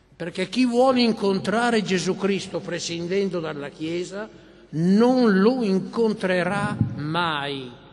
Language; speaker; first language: Italian; native; Italian